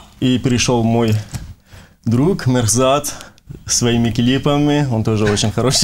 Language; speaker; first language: Russian; non-native, fluent; Persian